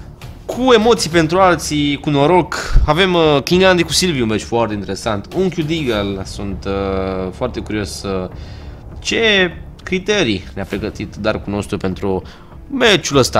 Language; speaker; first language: Romanian; native; Romanian